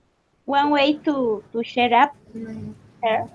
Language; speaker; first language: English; non-native, learner; Spanish